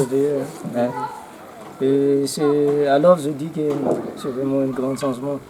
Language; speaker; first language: French; non-native, local second language; Malagasy